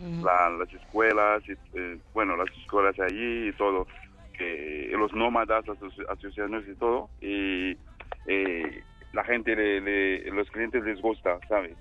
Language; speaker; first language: Spanish; non-native, fluent; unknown